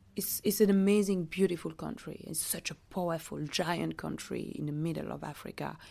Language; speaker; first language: English; non-native, fluent; French